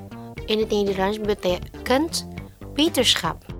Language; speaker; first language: Dutch; non-native, learner; Indonesian